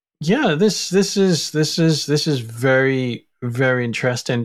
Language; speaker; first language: English; non-native, local second language; Yoruba